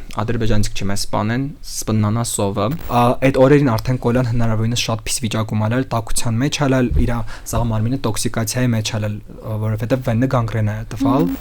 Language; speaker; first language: Armenian; native; Armenian